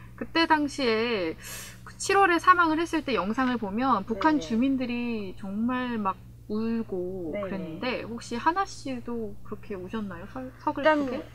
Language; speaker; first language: Korean; native; Korean